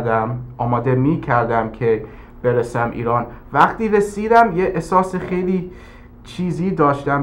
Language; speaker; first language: Persian; early bilingual, heritage; English